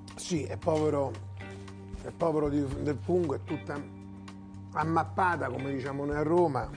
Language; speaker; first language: Italian; native; Italian